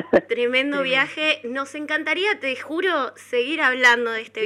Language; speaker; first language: Spanish; native; Spanish